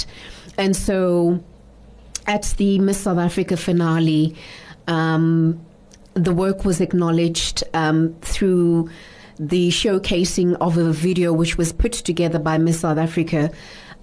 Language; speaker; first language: English; non-native, local second language; Xhosa